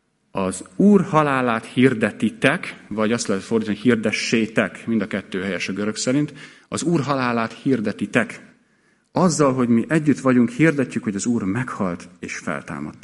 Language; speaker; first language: Hungarian; native; Hungarian